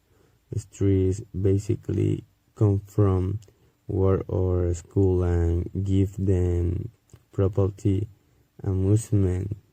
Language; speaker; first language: English; non-native, learner; Spanish